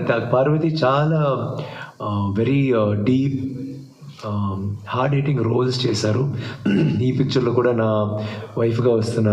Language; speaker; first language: Telugu; non-native, learner; Tamil